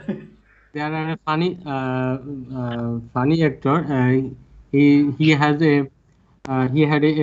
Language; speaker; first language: English; non-native, learner; Bangla